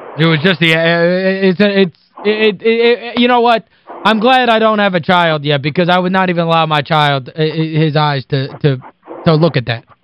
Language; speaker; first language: English; native; English